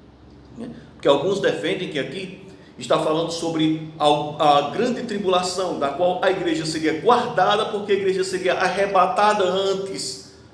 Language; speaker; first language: Portuguese; native; Portuguese